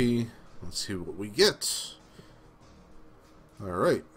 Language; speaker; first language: English; native; English